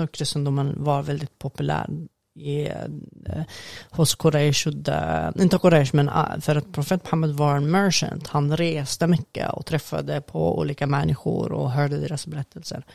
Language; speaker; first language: Swedish; non-native, fluent; Arabic